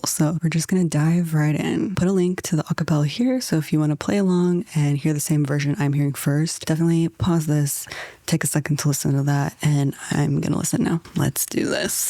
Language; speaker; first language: English; native; English